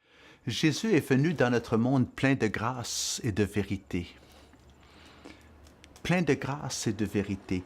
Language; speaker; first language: French; native; French